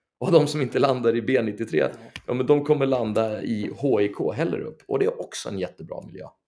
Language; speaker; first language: Swedish; native; Swedish